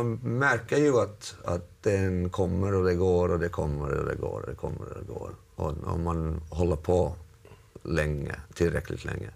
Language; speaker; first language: Swedish; non-native, local second language; Finnish